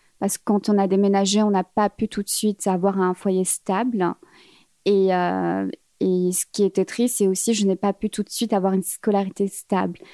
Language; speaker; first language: French; early bilingual, other home language; Arabic